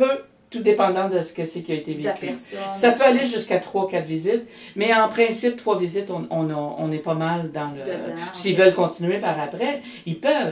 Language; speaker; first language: French; native; French